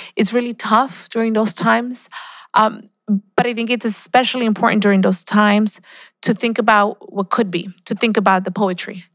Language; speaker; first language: English; early bilingual, other home language; Spanish